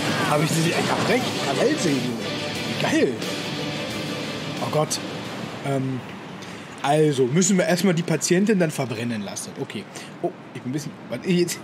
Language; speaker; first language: German; native; German